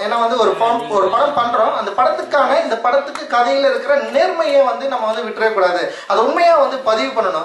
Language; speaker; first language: Tamil; native; Tamil